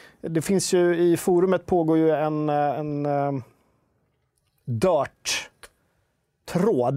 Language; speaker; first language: Swedish; native; Swedish